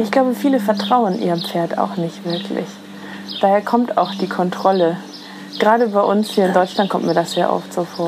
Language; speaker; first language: German; native; German